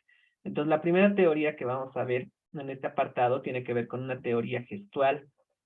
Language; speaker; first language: Spanish; native; Spanish